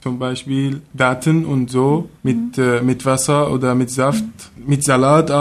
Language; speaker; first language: German; non-native, learner; Arabic